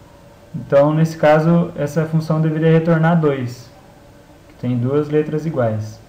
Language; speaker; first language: Portuguese; native; Portuguese